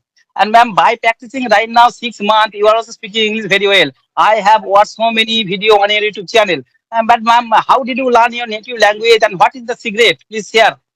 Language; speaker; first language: English; non-native, learner; Bangla